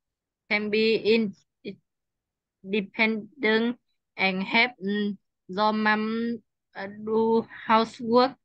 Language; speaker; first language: English; non-native, learner; Vietnamese